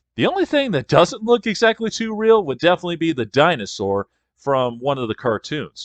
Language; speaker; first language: English; native; English